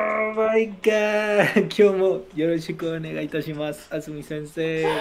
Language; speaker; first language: Japanese; non-native, learner; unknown